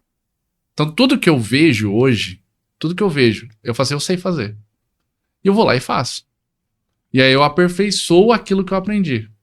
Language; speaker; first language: Portuguese; native; Portuguese